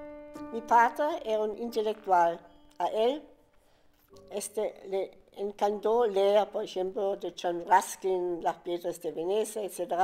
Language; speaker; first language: Spanish; non-native, fluent; German